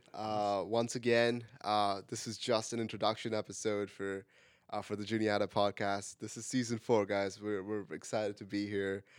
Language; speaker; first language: English; non-native, local second language; Marathi